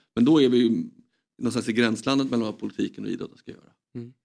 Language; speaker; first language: Swedish; native; Swedish